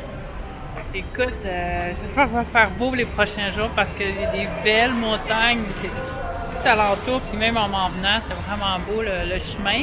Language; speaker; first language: French; native; French